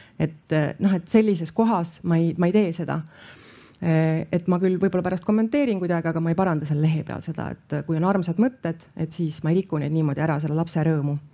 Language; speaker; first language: Estonian; native; Estonian